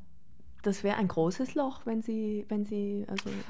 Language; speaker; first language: German; native; German